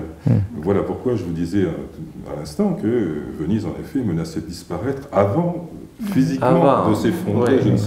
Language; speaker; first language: French; native; French